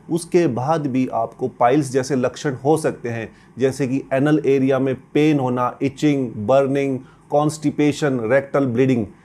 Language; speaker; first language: Hindi; native; Hindi